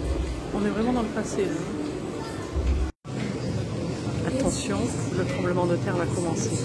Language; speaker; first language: French; native; French